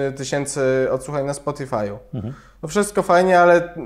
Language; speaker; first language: Polish; native; Polish